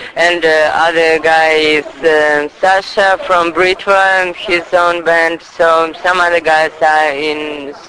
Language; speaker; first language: English; non-native, fluent; Russian